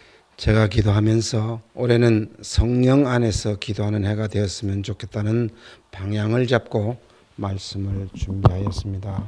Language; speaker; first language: Korean; native; Korean